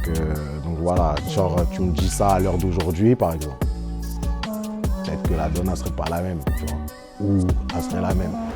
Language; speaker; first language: French; native; French